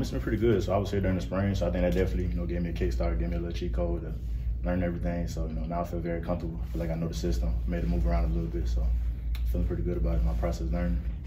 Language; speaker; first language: English; native; English